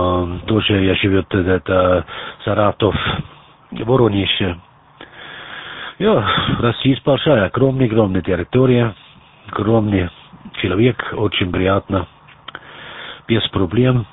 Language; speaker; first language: Russian; non-native, learner; German